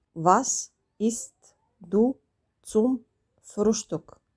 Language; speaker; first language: German; non-native, fluent; Serbian